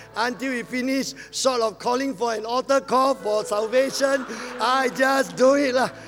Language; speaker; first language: English; non-native, local second language; Min Nan Chinese